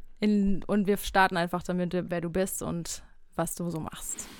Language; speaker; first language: German; native; German